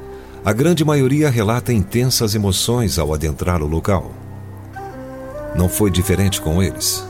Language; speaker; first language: Portuguese; native; Portuguese